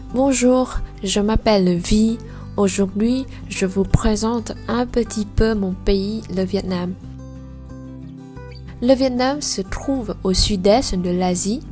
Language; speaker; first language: French; non-native, learner; Vietnamese